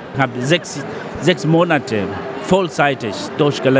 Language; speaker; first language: German; non-native, fluent; Tamil